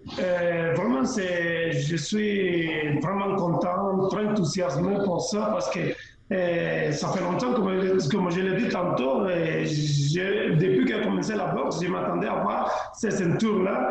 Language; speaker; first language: French; non-native, fluent; Spanish